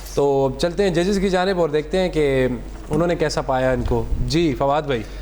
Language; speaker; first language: Urdu; non-native, local second language; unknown